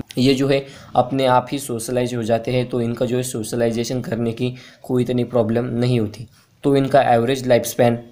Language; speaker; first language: Hindi; native; Hindi